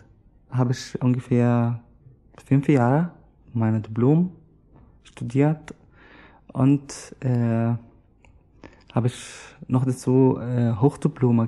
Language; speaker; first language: German; non-native, learner; Arabic